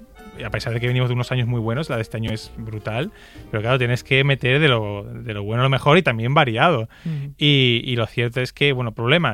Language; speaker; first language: Spanish; native; Spanish